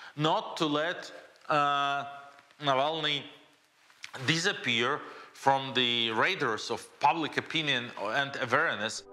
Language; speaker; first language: English; non-native, fluent; Russian